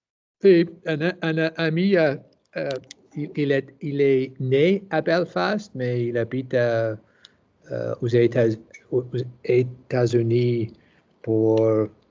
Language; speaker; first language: French; non-native, learner; English